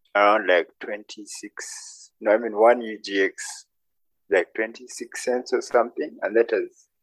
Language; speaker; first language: English; non-native, local second language; Ganda